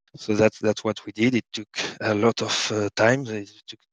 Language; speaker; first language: English; non-native, fluent; French